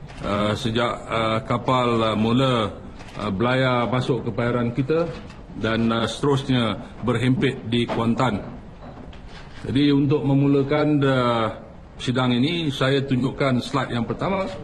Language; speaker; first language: Malay; native; Malay